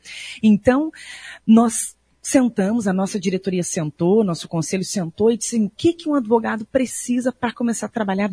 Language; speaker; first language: Portuguese; native; Portuguese